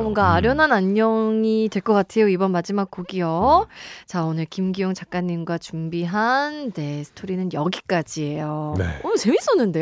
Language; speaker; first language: Korean; native; Korean